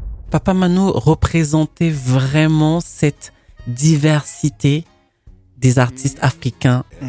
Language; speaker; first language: French; non-native, local second language; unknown